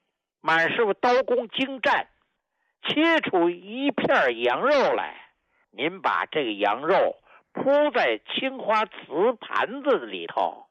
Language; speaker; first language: Chinese; native; Chinese